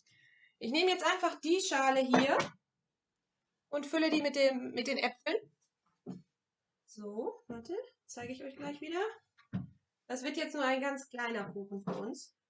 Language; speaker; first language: German; non-native, fluent; French